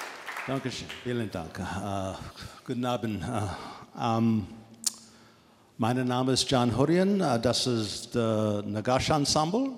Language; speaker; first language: German; non-native, learner; English